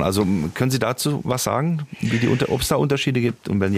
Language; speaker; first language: German; native; German